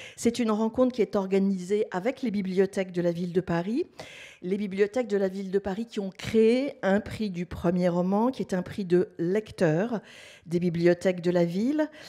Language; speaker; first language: French; native; French